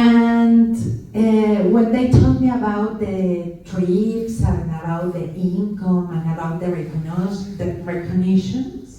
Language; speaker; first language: English; non-native, learner; Spanish